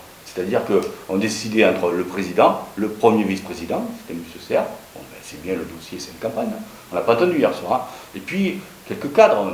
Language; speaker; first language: French; native; French